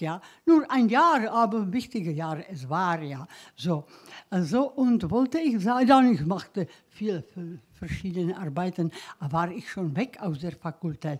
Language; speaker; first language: German; non-native, learner; Czech